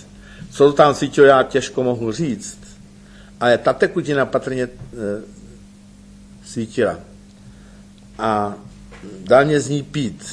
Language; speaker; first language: Czech; native; Czech